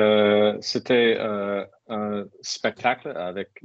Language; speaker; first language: French; non-native, learner; English